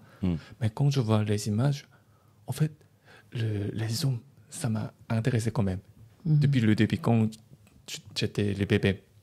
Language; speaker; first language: French; non-native, learner; Korean